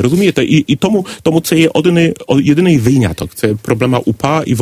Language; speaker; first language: Polish; non-native, learner; Ukrainian